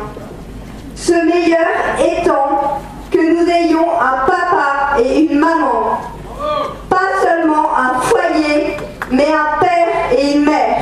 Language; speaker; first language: French; native; French